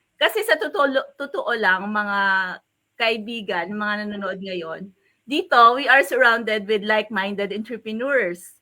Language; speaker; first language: Filipino; native; Filipino